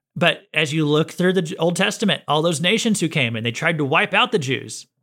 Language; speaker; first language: English; native; English